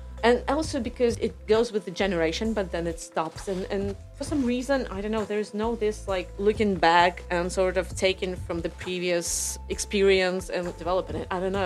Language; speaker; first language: English; non-native, fluent; Russian